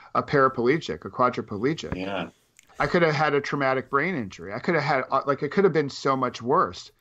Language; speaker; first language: English; native; English